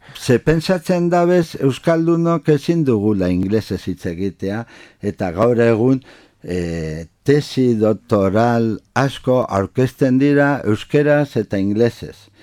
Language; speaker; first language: Basque; non-native, local second language; Spanish